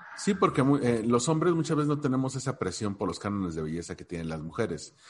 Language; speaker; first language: Spanish; native; Spanish